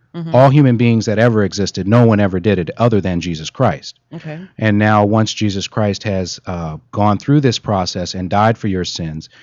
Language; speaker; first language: English; native; English